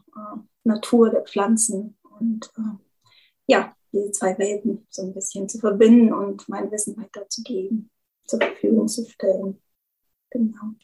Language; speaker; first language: German; non-native, fluent; Bulgarian